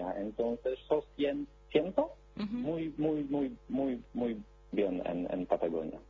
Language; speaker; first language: Spanish; non-native, learner; Polish